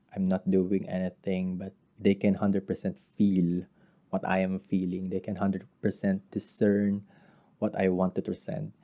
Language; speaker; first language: English; non-native, local second language; Filipino